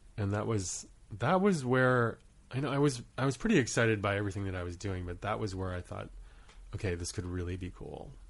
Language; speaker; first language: English; native; English